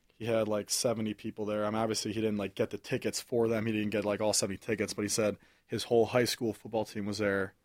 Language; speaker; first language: English; native; English